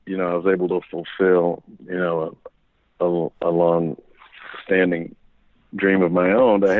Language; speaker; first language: English; native; English